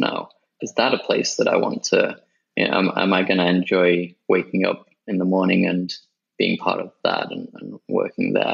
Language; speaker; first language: English; native; English